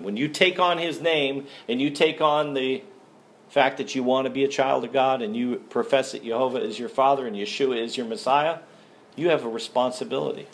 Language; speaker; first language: English; native; English